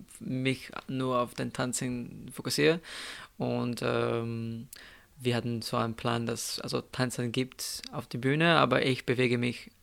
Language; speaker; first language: German; non-native, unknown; Slovenian